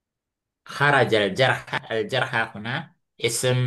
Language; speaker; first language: Arabic; non-native, fluent; Indonesian